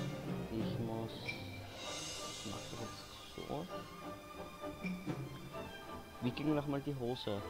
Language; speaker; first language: German; native; German